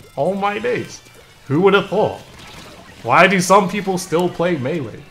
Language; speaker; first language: English; native; English